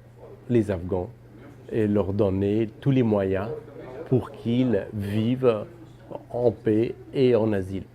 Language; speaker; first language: French; non-native, fluent; Persian